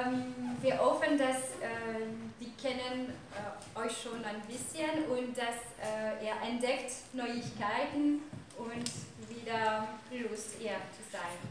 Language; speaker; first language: German; non-native, learner; French